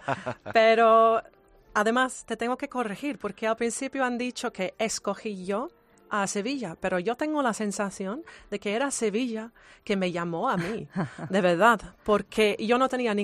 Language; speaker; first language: Spanish; non-native, fluent; English